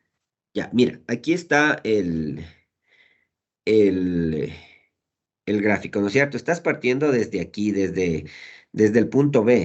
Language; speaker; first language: Spanish; native; Spanish